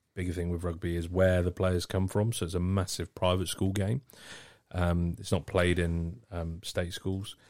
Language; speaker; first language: English; native; English